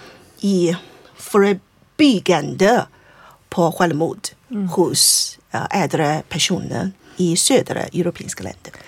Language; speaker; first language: Swedish; non-native, fluent; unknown